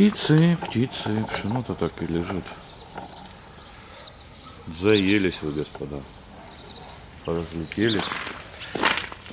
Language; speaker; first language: Russian; native; Russian